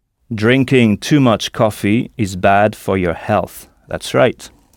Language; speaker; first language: English; non-native, fluent; French